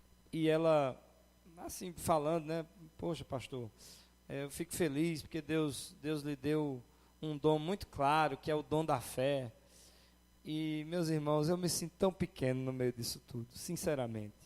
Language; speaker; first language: Portuguese; native; Portuguese